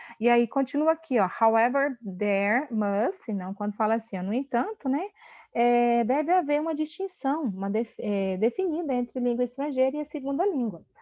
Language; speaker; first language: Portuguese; native; Portuguese